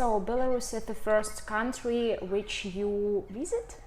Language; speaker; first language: English; non-native, learner; Russian